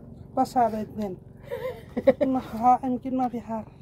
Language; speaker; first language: Arabic; non-native, learner; Nepali